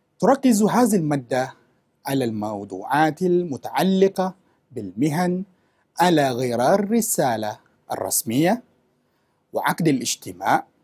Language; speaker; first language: Arabic; non-native, fluent; Malay